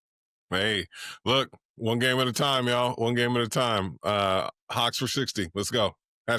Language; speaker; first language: English; native; English